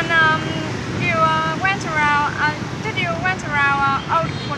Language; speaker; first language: English; non-native, learner; Vietnamese